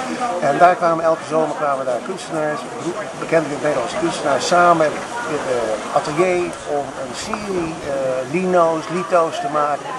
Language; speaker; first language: Dutch; native; Dutch